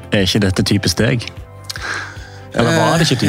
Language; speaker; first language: Norwegian; native; Norwegian